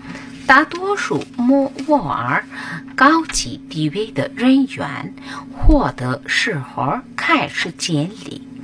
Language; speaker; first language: Chinese; non-native, fluent; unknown